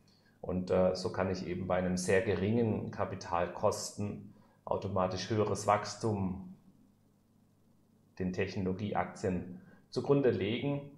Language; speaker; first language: German; native; German